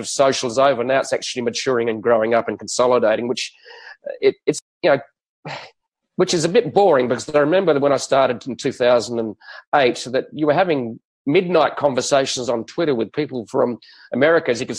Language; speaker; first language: English; native; English